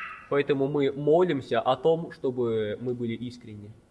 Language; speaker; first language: Russian; native; Russian